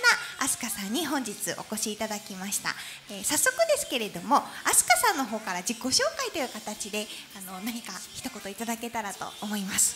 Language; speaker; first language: Japanese; native; Japanese